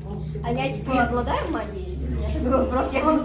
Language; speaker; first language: Russian; native; Russian